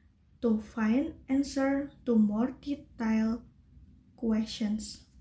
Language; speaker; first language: English; non-native, learner; Indonesian